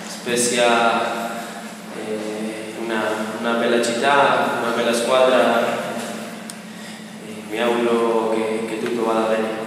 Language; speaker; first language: Italian; non-native, learner; Spanish